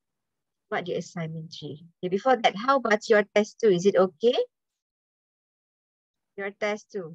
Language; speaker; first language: English; non-native, local second language; Malay